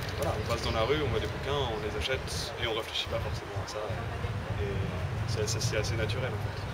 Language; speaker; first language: French; native; French